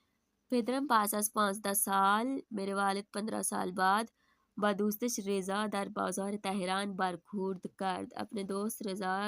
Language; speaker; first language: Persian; non-native, fluent; Urdu